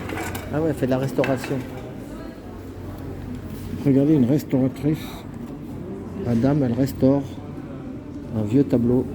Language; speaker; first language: French; native; French